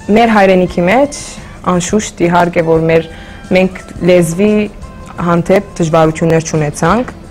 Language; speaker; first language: Armenian; early bilingual, heritage; Armenian